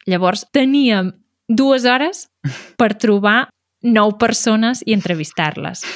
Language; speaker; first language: Catalan; native; Catalan